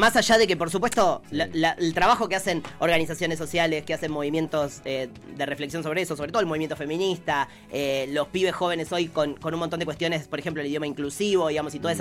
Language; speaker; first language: Spanish; native; Spanish